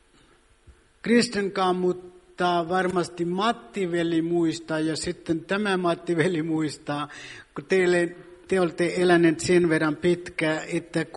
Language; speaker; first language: Finnish; non-native, fluent; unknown